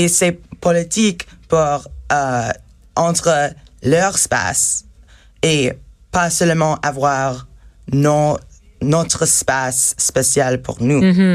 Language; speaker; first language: French; non-native, learner; English